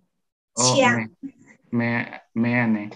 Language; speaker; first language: Cantonese; non-native, learner; Indonesian